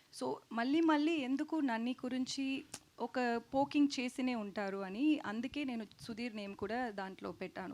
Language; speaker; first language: Telugu; non-native, learner; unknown